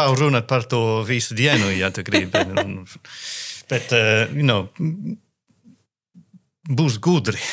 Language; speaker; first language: Latvian; non-native, learner; English